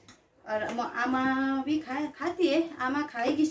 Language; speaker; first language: Hindi; non-native, local second language; Nepali